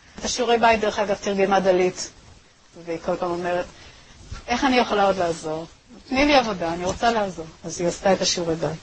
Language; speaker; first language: Hebrew; native; Hebrew